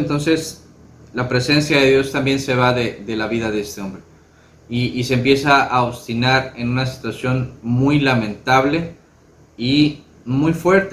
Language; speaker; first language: Spanish; native; Spanish